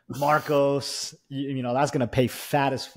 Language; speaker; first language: English; native; English